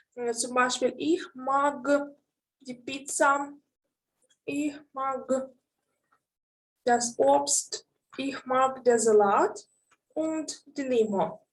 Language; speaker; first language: German; non-native, fluent; Ukrainian